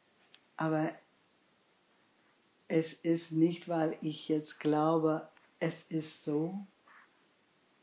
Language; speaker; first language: German; non-native, fluent; English